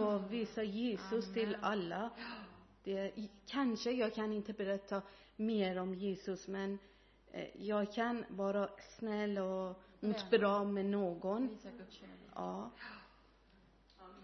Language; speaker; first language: Swedish; non-native, learner; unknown